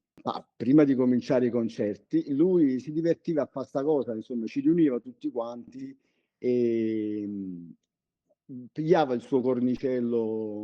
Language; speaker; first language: Italian; native; Italian